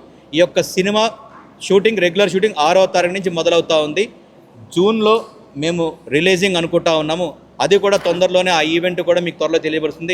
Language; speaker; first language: Telugu; native; Telugu